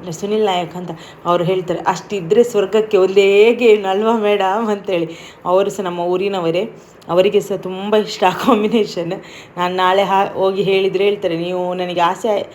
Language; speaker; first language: Kannada; non-native, local second language; Tulu